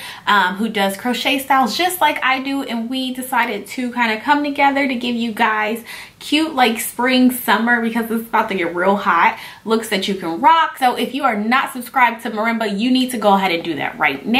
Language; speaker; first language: English; native; English